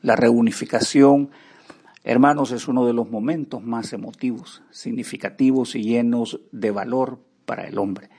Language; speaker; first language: Spanish; native; Spanish